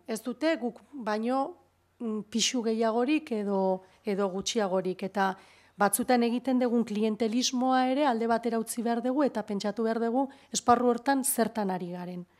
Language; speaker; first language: Basque; native; Basque